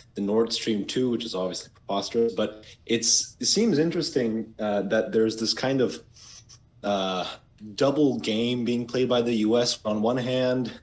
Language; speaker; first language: English; early bilingual, other home language; Persian